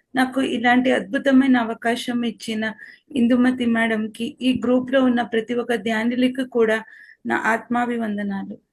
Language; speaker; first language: Telugu; non-native, local second language; Kannada